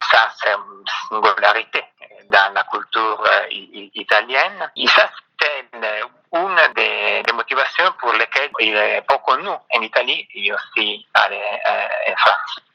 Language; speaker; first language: French; non-native, fluent; Italian